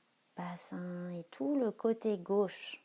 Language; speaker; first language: French; native; French